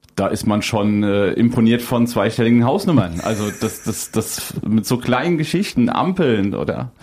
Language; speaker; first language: German; native; German